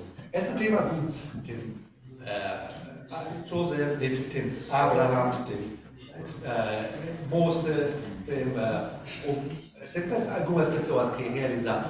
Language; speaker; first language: Portuguese; non-native, learner; German